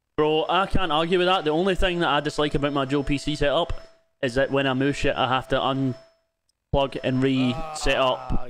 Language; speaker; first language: English; native; English